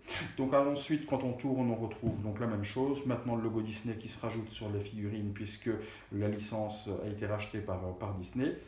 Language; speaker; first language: French; native; French